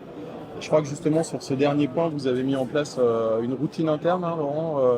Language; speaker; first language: French; native; French